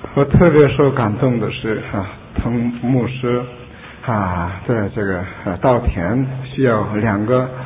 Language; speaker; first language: Chinese; non-native, learner; Korean